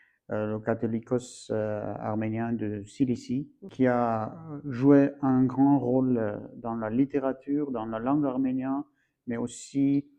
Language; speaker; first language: French; non-native, fluent; Armenian